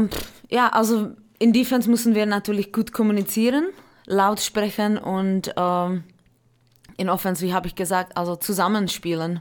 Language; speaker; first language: German; non-native, fluent; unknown